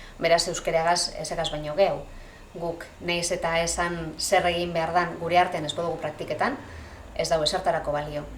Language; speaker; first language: Basque; native; Basque